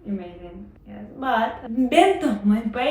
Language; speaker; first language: English; non-native, learner; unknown